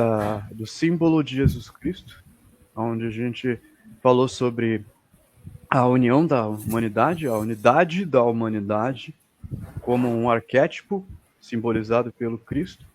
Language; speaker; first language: Portuguese; native; Portuguese